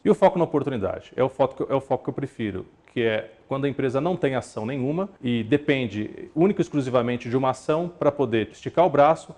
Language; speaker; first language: Portuguese; native; Portuguese